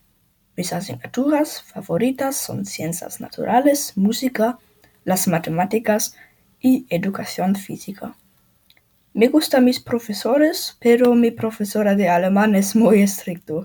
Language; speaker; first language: Spanish; non-native, learner; German